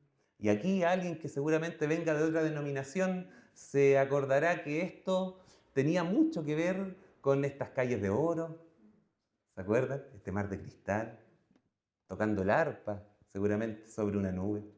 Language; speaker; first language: Spanish; native; Spanish